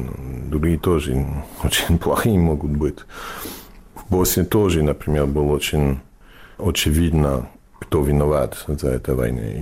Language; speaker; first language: Russian; non-native, fluent; English